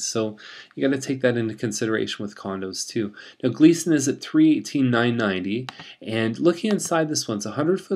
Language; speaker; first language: English; native; English